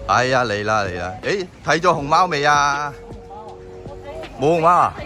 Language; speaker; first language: Chinese; native; Chinese